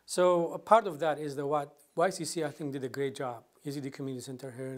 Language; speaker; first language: English; non-native, fluent; Kurdish